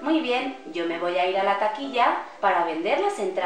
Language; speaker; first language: Spanish; native; Spanish